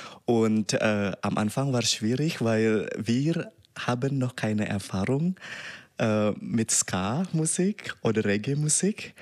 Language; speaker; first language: German; non-native, learner; Indonesian